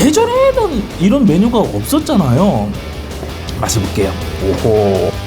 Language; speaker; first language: Korean; native; Korean